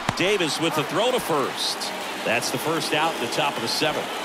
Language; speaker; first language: English; native; English